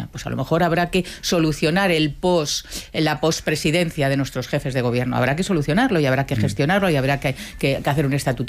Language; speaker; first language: Spanish; native; Spanish